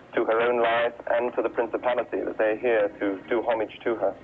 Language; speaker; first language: English; native; English